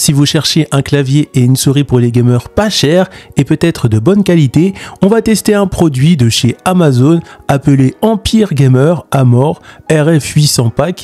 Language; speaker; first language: French; native; French